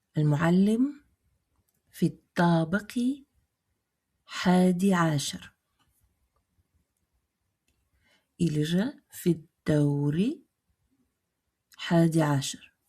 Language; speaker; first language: Arabic; non-native, fluent; Russian